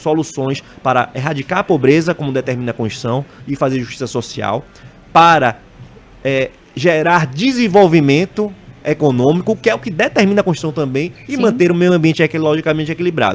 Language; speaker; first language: Portuguese; native; Portuguese